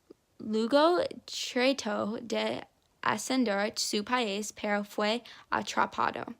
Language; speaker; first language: Spanish; non-native, learner; English